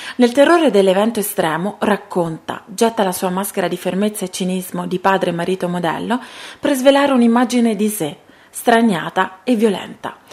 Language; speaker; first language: Italian; native; Italian